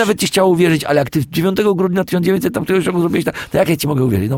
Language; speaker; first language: Polish; native; Polish